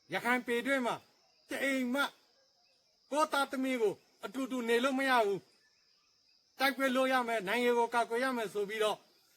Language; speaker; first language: Burmese; non-native, local second language; Rohingya